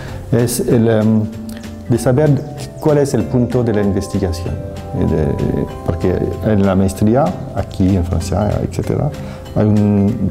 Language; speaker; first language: Spanish; non-native, fluent; French